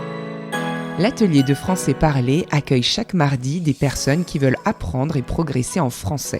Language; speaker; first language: French; native; French